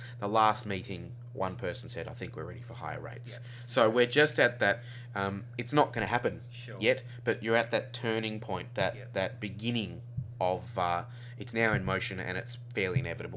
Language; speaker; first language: English; native; English